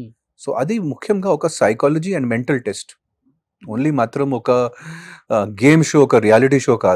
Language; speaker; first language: Telugu; non-native, fluent; Hindi